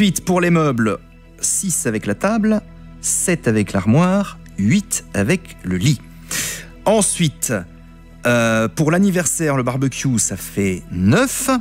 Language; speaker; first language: French; native; French